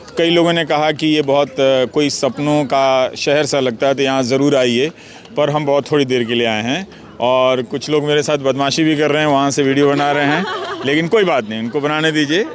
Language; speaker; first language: Hindi; native; Hindi